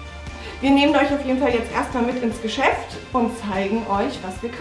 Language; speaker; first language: German; native; German